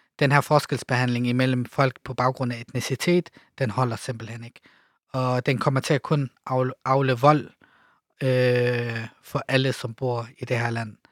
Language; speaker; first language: Danish; early bilingual, other home language; Arabic